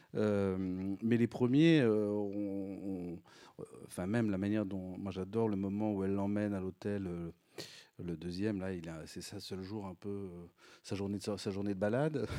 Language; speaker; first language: French; native; French